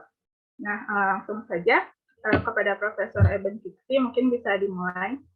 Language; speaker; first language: Indonesian; native; Indonesian